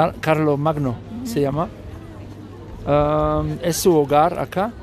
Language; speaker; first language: Spanish; non-native, learner; German